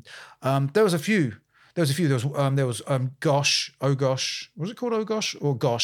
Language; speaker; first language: English; native; English